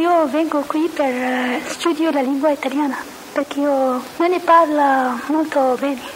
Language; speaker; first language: Italian; non-native, learner; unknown